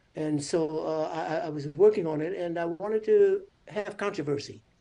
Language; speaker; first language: English; native; English